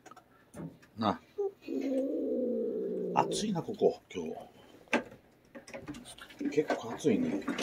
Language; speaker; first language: Japanese; native; Japanese